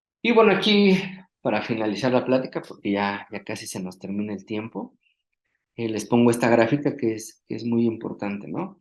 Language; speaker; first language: Spanish; native; Spanish